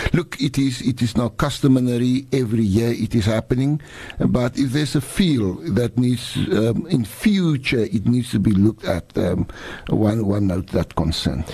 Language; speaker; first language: English; non-native, local second language; Afrikaans